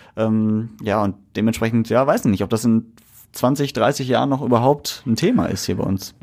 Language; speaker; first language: German; native; German